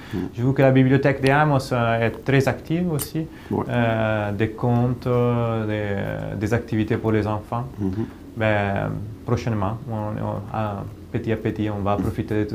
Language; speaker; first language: French; non-native, fluent; Italian